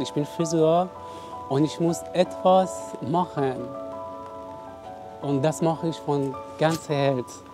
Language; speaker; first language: German; non-native, learner; Persian